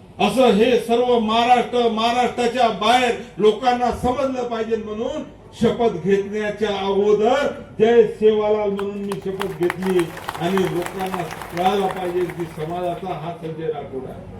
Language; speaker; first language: Marathi; non-native, local second language; Lambadi